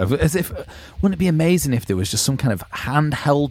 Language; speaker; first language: English; native; English